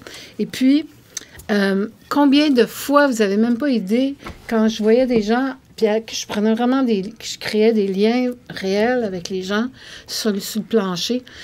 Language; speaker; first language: French; native; French